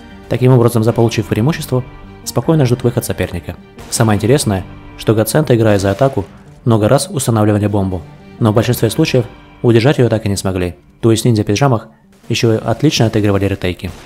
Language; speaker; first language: Russian; native; Russian